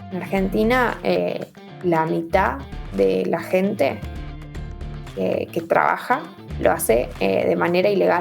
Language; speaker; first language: Spanish; native; Spanish